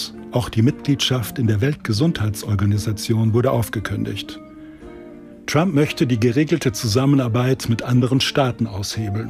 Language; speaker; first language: German; native; German